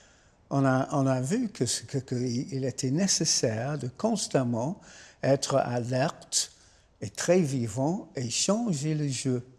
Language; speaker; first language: French; non-native, fluent; English